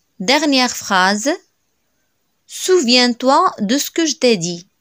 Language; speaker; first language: French; non-native, local second language; Arabic